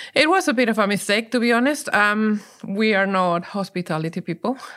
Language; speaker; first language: English; non-native, fluent; Spanish